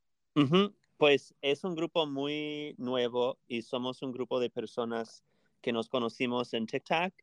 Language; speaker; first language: Spanish; non-native, fluent; English